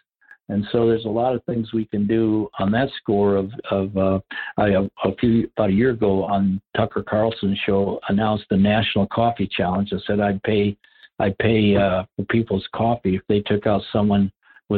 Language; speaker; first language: English; native; English